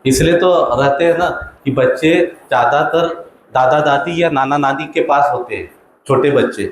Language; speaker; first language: Hindi; non-native, local second language; Marathi